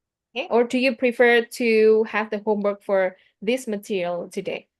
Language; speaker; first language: English; non-native, fluent; Indonesian